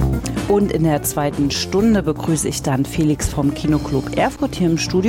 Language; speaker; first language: German; native; German